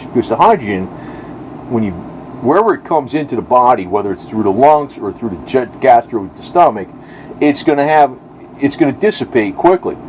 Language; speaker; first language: English; native; English